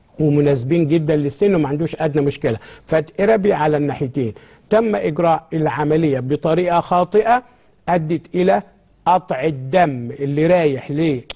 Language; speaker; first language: Egyptian Arabic; native; Egyptian Arabic